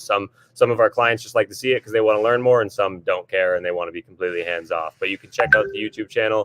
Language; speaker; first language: English; native; English